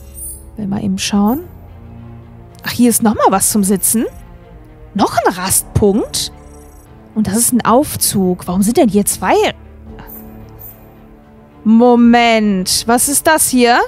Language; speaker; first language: German; native; German